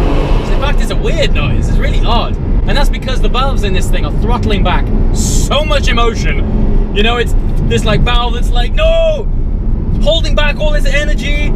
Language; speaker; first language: English; native; English